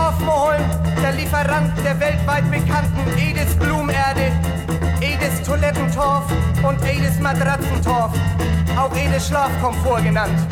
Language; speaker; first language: German; native; German